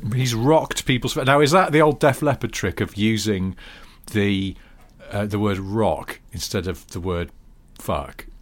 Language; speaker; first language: English; native; English